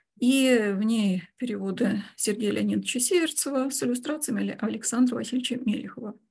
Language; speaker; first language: Russian; native; Russian